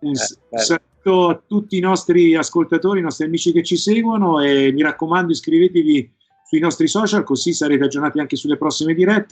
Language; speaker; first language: Italian; native; Italian